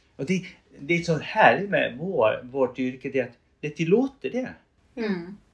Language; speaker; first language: Swedish; non-native, fluent; Spanish